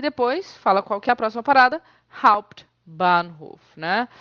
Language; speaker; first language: Portuguese; native; Portuguese